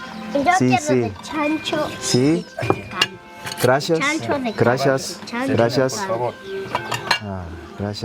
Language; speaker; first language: Spanish; non-native, learner; Korean